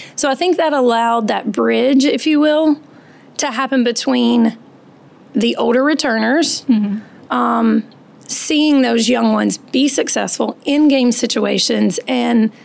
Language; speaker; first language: English; native; English